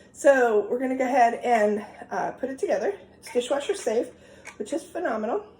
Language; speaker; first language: English; native; English